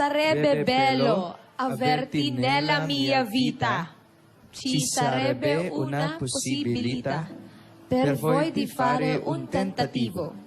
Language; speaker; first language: Italian; non-native, learner; Filipino